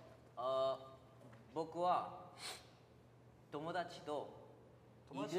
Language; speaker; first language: Japanese; non-native, learner; Korean